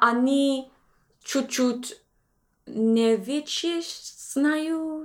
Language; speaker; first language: Russian; non-native, learner; English